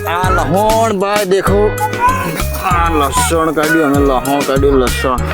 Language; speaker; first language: Gujarati; non-native, local second language; Bhili